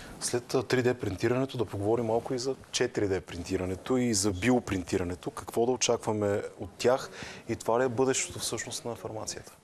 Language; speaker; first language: Bulgarian; native; Bulgarian